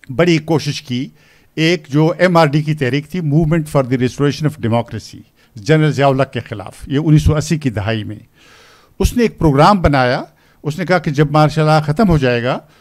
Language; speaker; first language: Urdu; non-native, local second language; Pashto